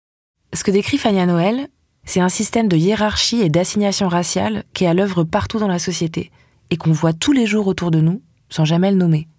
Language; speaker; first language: French; native; French